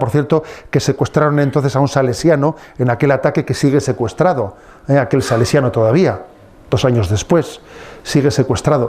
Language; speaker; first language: Spanish; native; Spanish